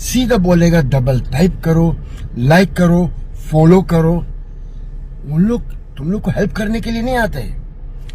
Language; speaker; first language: Hindi; non-native, fluent; Arabic